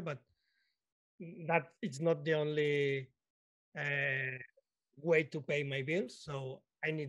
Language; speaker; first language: English; non-native, learner; Spanish